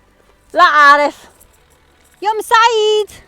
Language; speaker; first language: Arabic; non-native, learner; English